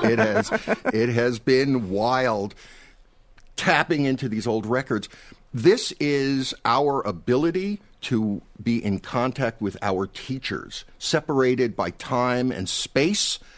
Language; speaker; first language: English; native; English